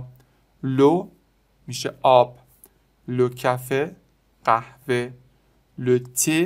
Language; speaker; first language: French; non-native, fluent; Persian